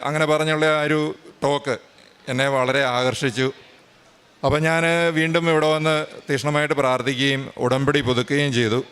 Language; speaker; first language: Malayalam; native; Malayalam